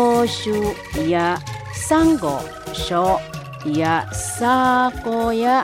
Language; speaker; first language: Japanese; non-native, fluent; Indonesian